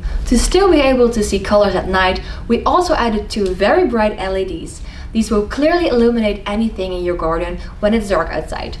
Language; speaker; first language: English; non-native, fluent; Dutch